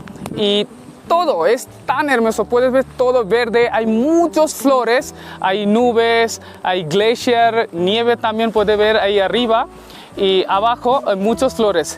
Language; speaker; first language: Spanish; non-native, learner; Hindi